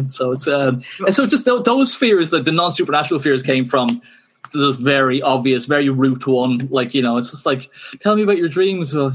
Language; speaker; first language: English; native; English